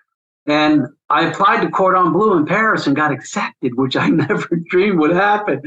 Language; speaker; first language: English; native; English